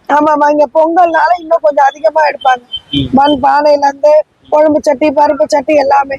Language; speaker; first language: Tamil; native; Tamil